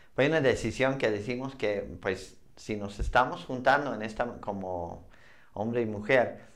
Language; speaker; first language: Spanish; non-native, fluent; English